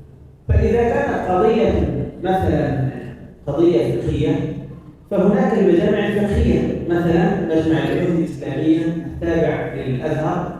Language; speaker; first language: Arabic; native; Arabic